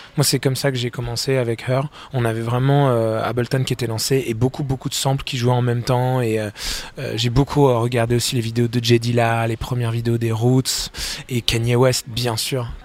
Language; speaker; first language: French; native; French